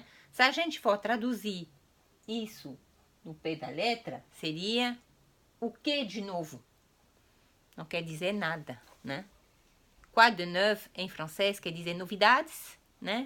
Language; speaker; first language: Portuguese; non-native, fluent; French